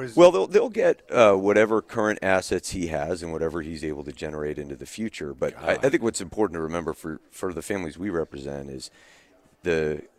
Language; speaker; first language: English; native; English